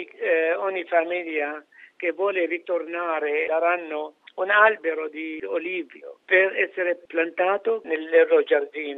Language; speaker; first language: Italian; non-native, fluent; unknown